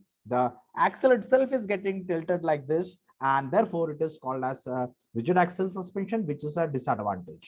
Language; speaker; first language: English; non-native, local second language; Marathi